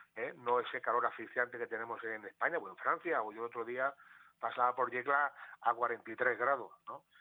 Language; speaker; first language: Spanish; native; Spanish